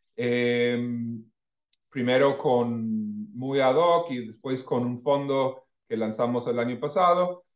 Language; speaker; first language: Spanish; non-native, fluent; English